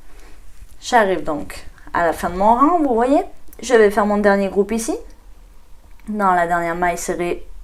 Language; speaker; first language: French; native; French